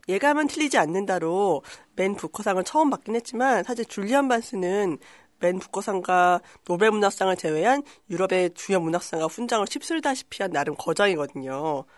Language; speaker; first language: Korean; native; Korean